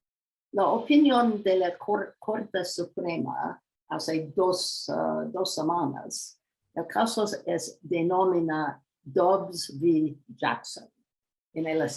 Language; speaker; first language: Spanish; non-native, learner; English